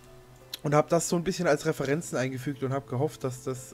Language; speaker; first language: German; native; German